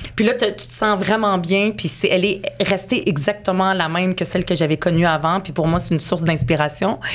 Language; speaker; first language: French; early bilingual, other home language; Arabic